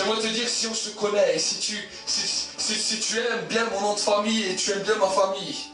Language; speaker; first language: French; native; French